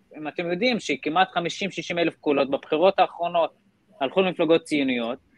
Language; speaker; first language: Hebrew; non-native, local second language; Arabic